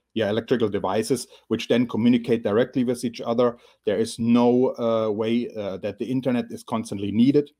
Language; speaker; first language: English; non-native, fluent; German